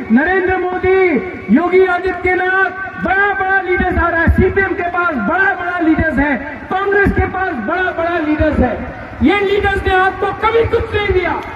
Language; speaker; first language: Hindi; non-native, local second language; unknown